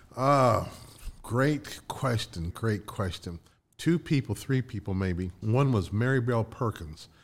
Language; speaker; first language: English; native; English